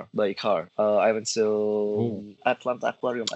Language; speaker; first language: English; non-native, learner; Indonesian